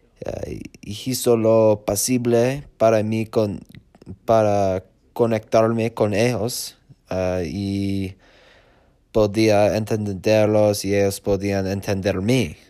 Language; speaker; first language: Spanish; non-native, learner; English